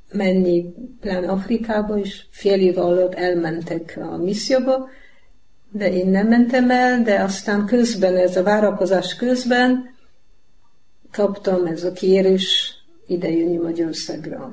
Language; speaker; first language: Hungarian; non-native, learner; Polish